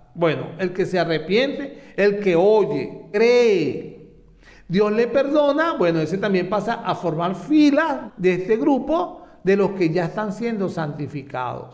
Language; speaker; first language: Spanish; native; Spanish